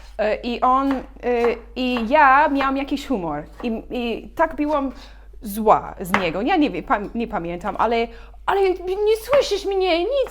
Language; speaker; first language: Polish; non-native, learner; English